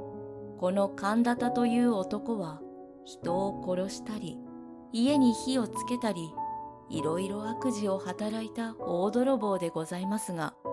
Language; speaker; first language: Japanese; native; Japanese